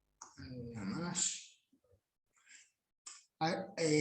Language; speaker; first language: Spanish; native; Spanish